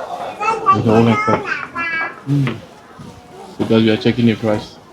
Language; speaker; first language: English; non-native, fluent; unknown